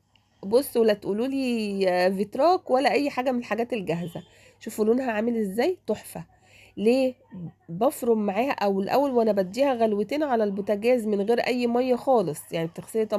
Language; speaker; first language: Arabic; native; Arabic